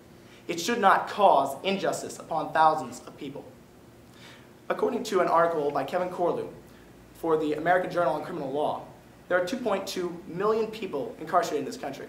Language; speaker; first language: English; native; English